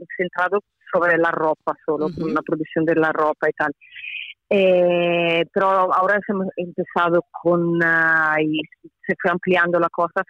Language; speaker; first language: Spanish; non-native, fluent; Italian